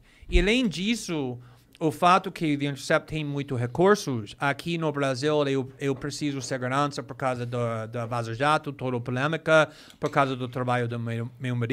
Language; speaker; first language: Portuguese; non-native, fluent; English